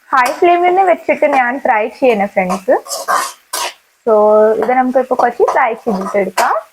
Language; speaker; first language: Malayalam; non-native, learner; Hindi